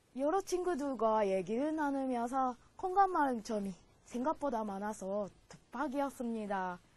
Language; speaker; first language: Korean; non-native, learner; Japanese